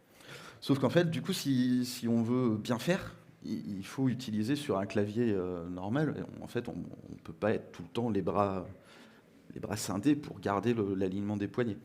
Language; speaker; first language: French; native; French